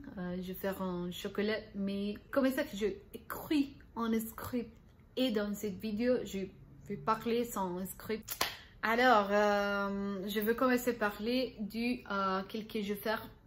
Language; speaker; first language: French; non-native, learner; Spanish